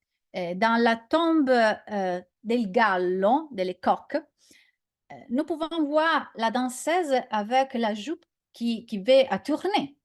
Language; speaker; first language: French; non-native, learner; Italian